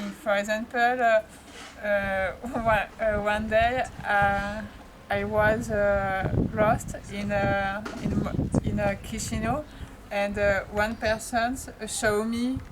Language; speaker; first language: English; non-native, learner; French